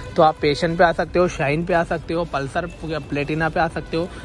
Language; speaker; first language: Hindi; native; Hindi